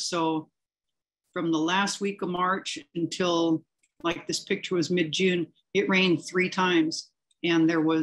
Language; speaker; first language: English; native; English